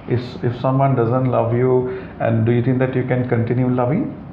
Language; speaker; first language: English; non-native, local second language; Sinhala